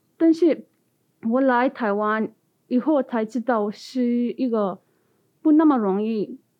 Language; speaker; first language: Chinese; non-native, learner; Tibetan